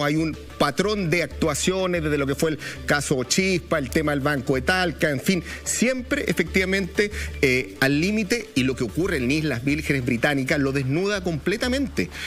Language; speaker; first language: Spanish; native; Spanish